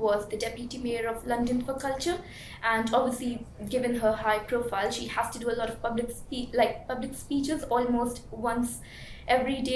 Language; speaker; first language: English; non-native, local second language; Hindi